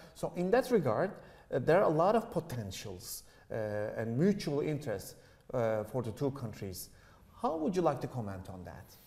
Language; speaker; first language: English; non-native, fluent; Turkish